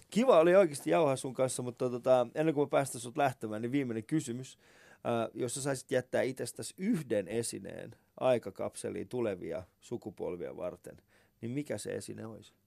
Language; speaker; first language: Finnish; early bilingual, other home language; Persian